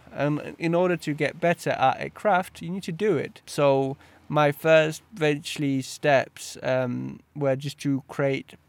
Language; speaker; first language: English; early bilingual, other home language; Polish